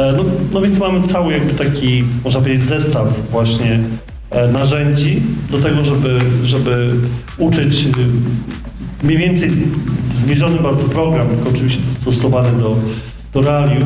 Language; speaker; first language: Polish; native; Polish